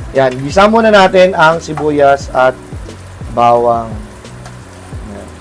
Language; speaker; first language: Filipino; native; Filipino